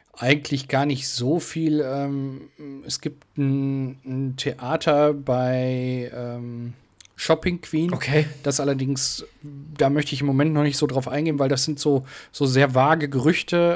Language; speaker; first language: German; native; German